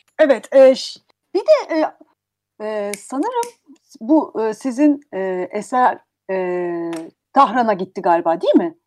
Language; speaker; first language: Turkish; native; Turkish